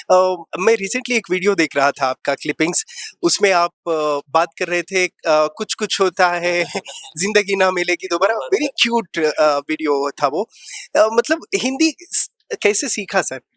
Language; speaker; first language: Hindi; non-native, local second language; Kannada